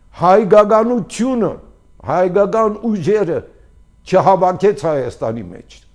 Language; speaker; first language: Armenian; early bilingual, heritage; Armenian